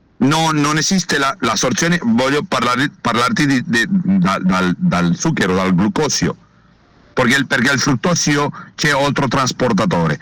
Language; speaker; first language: Italian; non-native, learner; Spanish